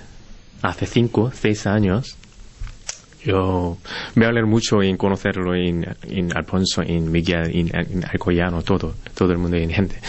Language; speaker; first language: Spanish; non-native, learner; Korean